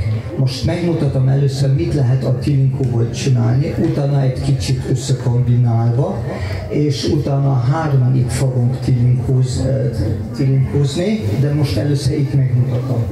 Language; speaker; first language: Hungarian; non-native, fluent; German